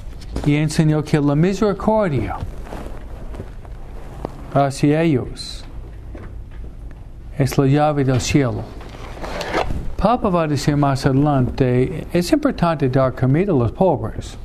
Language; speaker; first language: Spanish; non-native, fluent; English